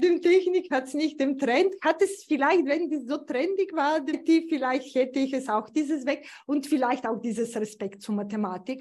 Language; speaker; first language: German; non-native, fluent; Bulgarian